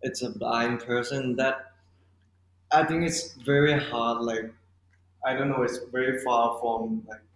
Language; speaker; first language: English; non-native, learner; Thai